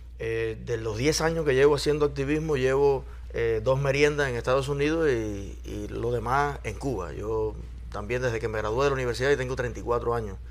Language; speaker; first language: Spanish; native; Spanish